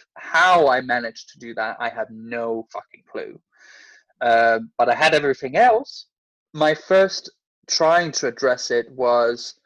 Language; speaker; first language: English; non-native, fluent; Danish